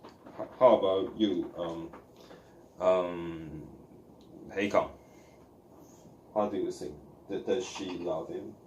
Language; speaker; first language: English; non-native, learner; Chinese